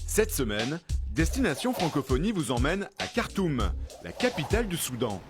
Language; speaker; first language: French; native; French